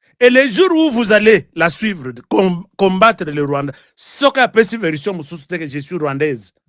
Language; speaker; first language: French; non-native, local second language; Lingala